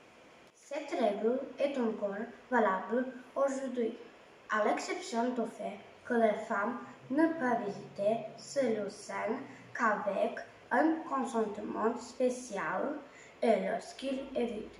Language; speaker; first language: French; non-native, learner; Serbian